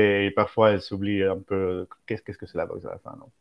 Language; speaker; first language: French; non-native, fluent; Spanish